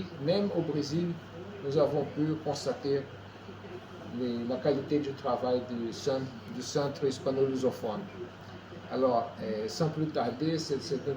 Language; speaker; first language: French; non-native, fluent; Portuguese